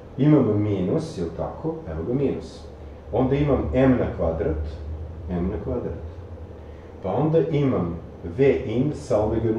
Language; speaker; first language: Serbian; native; Serbian